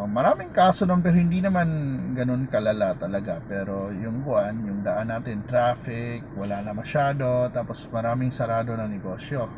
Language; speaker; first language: Filipino; non-native, local second language; Cebuano